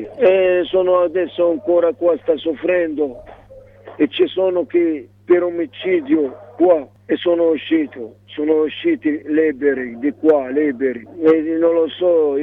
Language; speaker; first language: Italian; non-native, learner; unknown